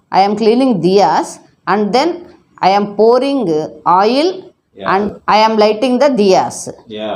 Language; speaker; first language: English; non-native, learner; Telugu